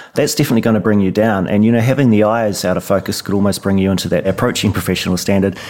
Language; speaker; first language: English; native; English